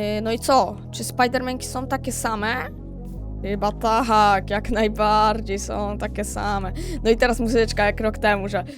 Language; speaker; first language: Polish; native; Polish